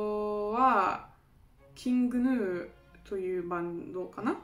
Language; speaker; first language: Japanese; non-native, fluent; German